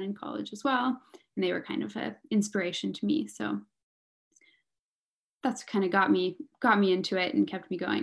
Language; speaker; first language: English; native; English